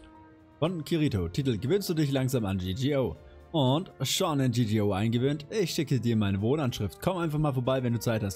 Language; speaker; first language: German; native; German